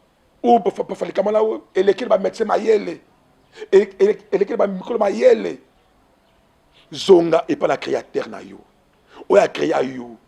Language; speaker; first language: French; non-native, local second language; Lingala